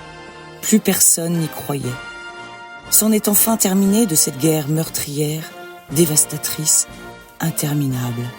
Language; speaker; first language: French; native; French